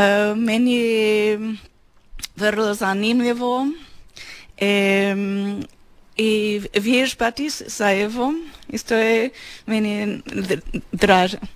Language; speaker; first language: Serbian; non-native, learner; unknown